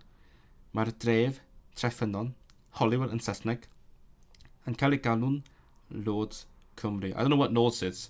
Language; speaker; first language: Welsh; non-native, learner; Cantonese